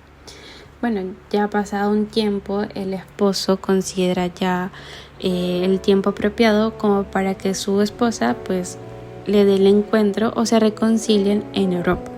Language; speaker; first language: Spanish; native; Spanish